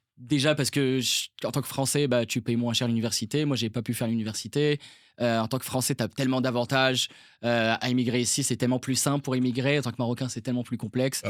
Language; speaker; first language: French; non-native, local second language; Arabic